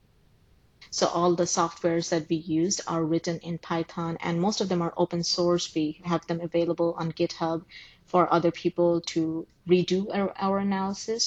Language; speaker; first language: English; non-native, local second language; Bangla